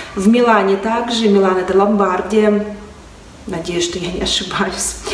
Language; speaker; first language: Russian; native; Russian